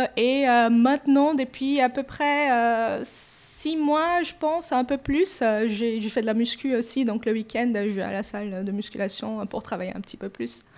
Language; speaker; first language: French; non-native, fluent; Portuguese